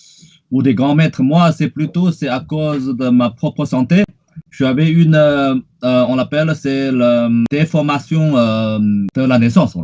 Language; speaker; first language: French; non-native, fluent; Chinese